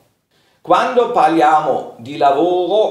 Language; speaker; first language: Italian; non-native, fluent; German